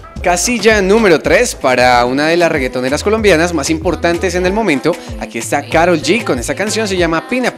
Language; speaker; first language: Spanish; native; Spanish